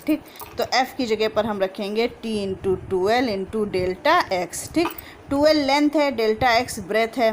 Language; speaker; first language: Hindi; native; Hindi